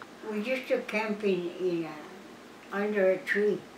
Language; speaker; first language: English; early bilingual, other home language; Spanish